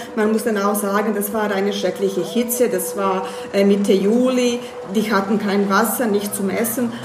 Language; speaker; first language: German; non-native, fluent; Bosnian